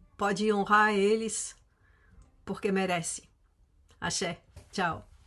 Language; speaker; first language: Portuguese; non-native, fluent; French